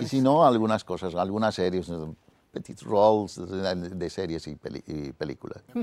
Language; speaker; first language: Catalan; non-native, fluent; Spanish